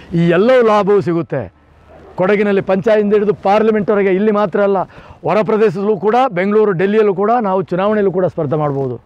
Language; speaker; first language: Kannada; non-native, local second language; Kodava